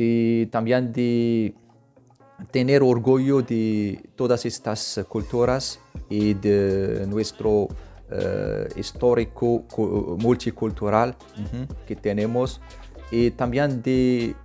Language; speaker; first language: Spanish; non-native, fluent; Arabic